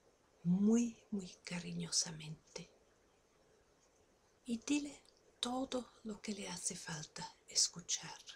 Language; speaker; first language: Spanish; non-native, fluent; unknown